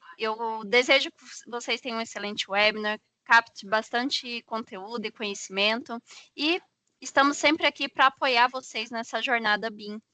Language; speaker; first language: Portuguese; native; Portuguese